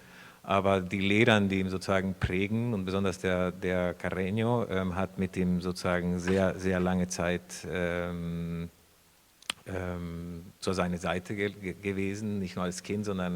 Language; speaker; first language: German; non-native, fluent; Spanish